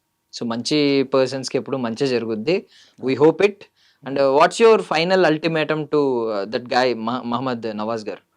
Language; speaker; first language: Telugu; native; Telugu